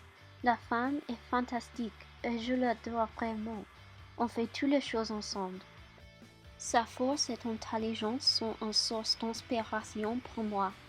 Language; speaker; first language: French; non-native, learner; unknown